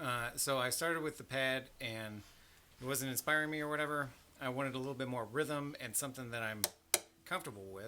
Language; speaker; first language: English; native; English